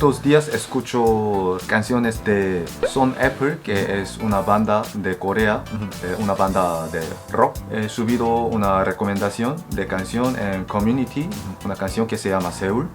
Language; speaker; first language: Spanish; non-native, fluent; Korean